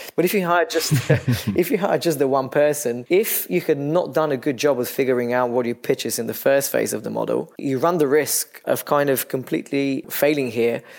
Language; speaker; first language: English; non-native, fluent; Bulgarian